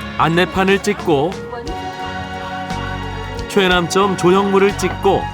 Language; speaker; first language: Korean; native; Korean